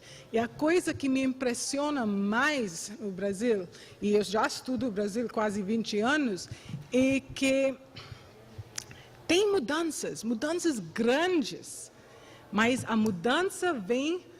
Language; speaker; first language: Portuguese; non-native, fluent; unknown